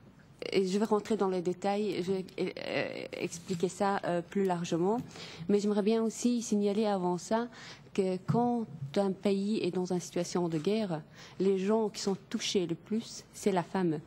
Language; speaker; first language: French; non-native, fluent; Kurdish